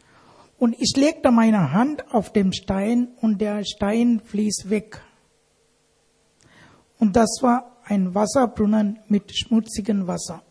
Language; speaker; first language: German; non-native, learner; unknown